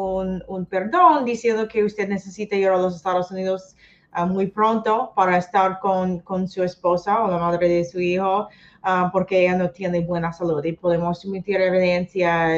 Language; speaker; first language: Spanish; non-native, learner; English